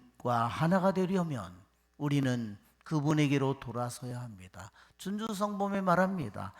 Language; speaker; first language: Korean; native; Korean